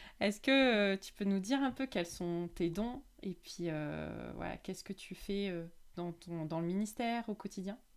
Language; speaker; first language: French; native; French